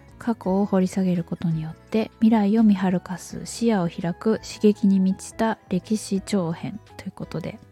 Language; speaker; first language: Japanese; native; Japanese